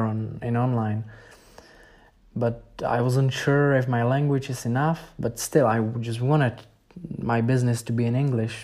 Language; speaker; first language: English; non-native, fluent; Czech